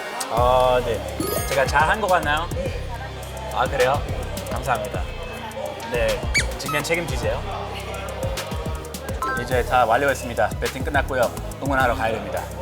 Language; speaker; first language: Korean; non-native, fluent; English